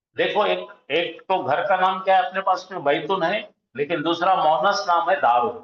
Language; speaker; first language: Urdu; native; Urdu